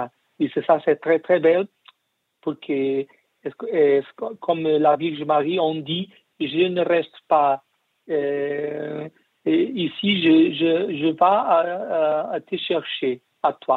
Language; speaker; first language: French; non-native, learner; Portuguese